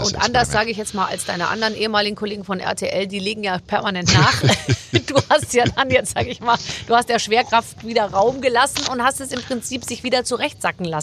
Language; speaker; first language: German; native; German